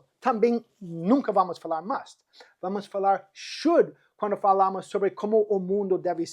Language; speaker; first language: Portuguese; non-native, fluent; English